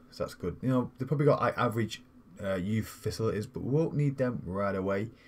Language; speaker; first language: English; native; English